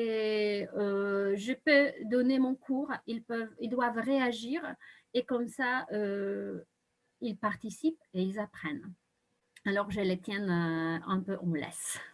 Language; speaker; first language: French; non-native, fluent; Polish